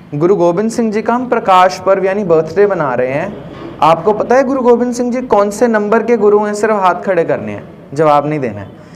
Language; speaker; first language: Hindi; native; Hindi